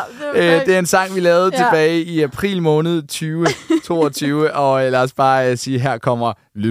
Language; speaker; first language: Danish; native; Danish